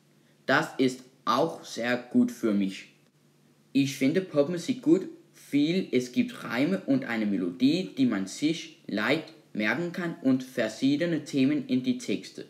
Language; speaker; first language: German; non-native, learner; Danish